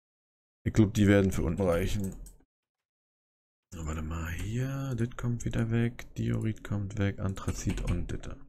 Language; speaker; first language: German; native; German